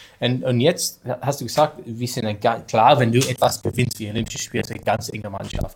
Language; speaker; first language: German; non-native, learner; English